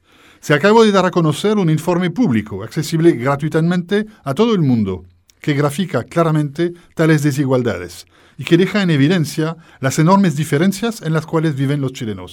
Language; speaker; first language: Spanish; native; Spanish